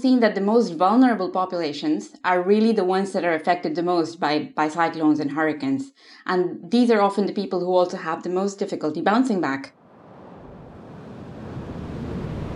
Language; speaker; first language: English; non-native, local second language; Odia